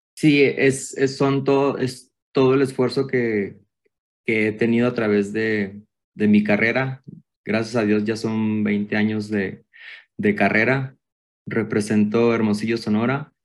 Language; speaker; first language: Spanish; native; Spanish